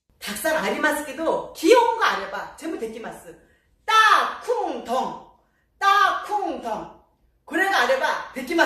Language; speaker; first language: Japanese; non-native, fluent; Korean